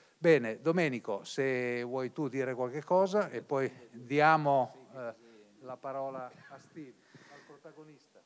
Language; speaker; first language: Italian; native; Italian